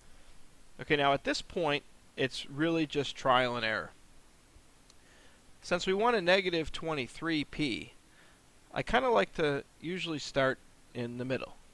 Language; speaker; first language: English; native; English